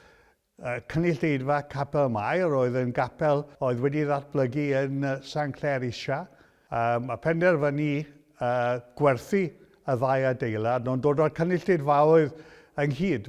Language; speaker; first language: Welsh; native; Welsh